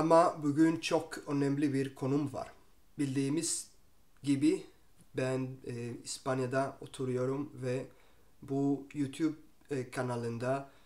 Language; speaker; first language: Turkish; non-native, learner; Spanish